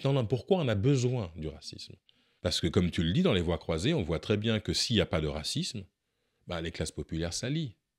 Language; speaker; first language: French; native; French